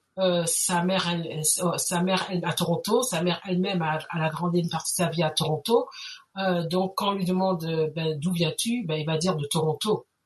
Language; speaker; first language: French; native; French